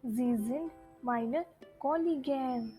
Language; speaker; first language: German; non-native, learner; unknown